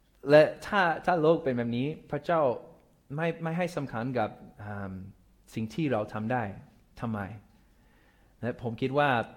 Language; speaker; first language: Thai; non-native, fluent; English